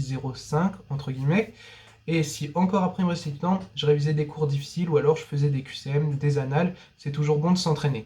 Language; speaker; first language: French; native; French